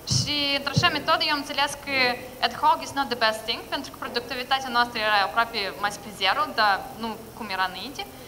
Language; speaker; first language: Romanian; non-native, local second language; Russian